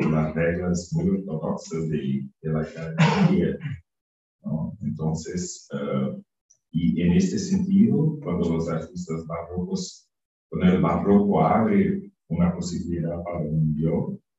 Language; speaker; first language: Spanish; non-native, fluent; Portuguese